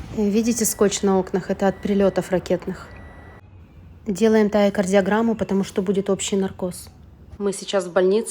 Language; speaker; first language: Russian; native; Russian